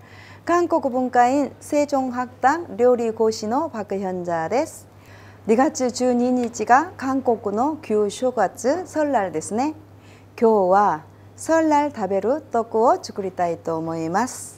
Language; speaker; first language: Japanese; non-native, fluent; Korean